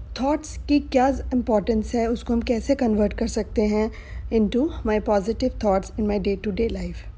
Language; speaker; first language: English; non-native, local second language; Hindi